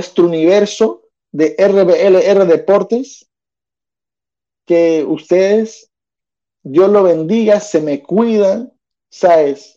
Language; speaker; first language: Spanish; early bilingual, heritage; Spanish